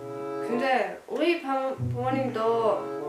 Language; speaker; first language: Korean; non-native, learner; Finnish